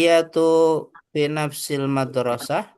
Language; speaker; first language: Arabic; non-native, learner; Indonesian